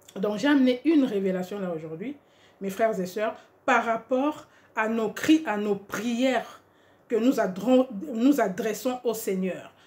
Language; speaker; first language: French; non-native, local second language; Lingala